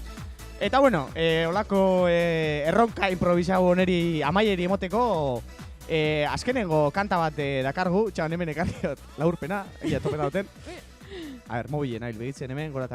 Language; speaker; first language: Basque; native; Basque